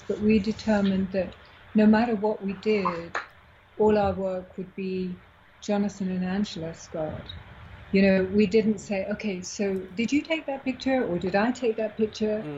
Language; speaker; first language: English; native; English